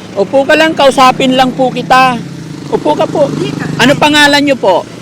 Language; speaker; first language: Filipino; native; Filipino